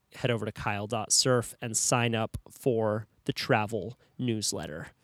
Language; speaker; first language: English; native; English